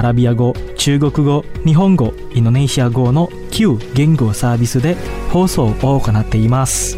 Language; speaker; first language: Japanese; non-native, fluent; Indonesian